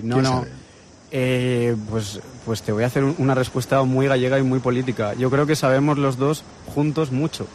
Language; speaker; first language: Spanish; native; Spanish